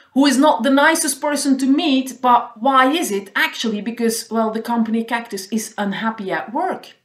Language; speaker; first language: English; non-native, fluent; Dutch